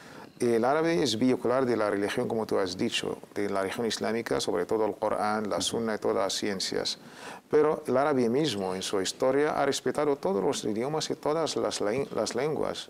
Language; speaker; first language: Spanish; native; Spanish